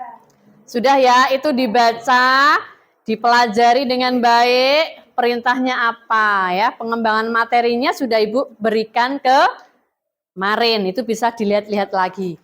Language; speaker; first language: Indonesian; native; Indonesian